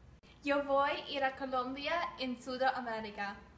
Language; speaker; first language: Spanish; non-native, learner; English